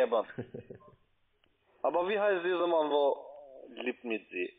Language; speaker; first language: German; non-native, learner; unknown